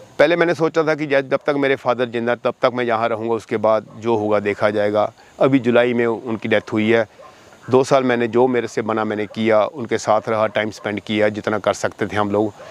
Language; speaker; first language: Hindi; non-native, local second language; Punjabi